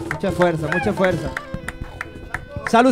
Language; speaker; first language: Spanish; native; Spanish